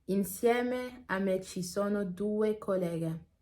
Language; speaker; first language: Italian; non-native, learner; English